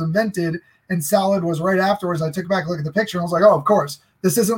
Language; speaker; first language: English; native; English